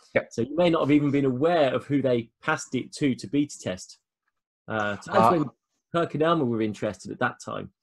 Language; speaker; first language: English; native; English